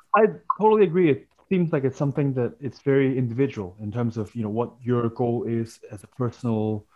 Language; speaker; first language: English; non-native, local second language; Cantonese